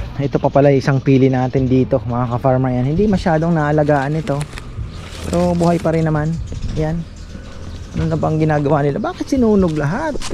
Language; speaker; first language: Filipino; native; Filipino